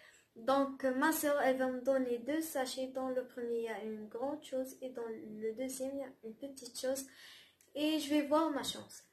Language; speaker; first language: French; non-native, local second language; Arabic